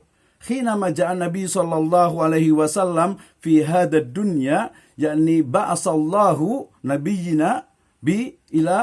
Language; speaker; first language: Arabic; non-native, fluent; Indonesian